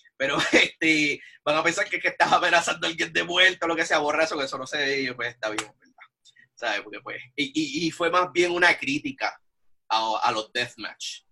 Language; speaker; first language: Spanish; native; Spanish